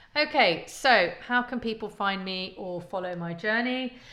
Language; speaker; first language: English; native; English